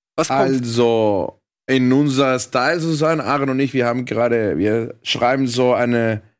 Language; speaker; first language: German; non-native, fluent; Spanish